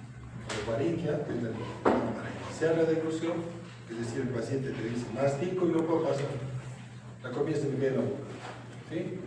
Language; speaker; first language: Spanish; native; Spanish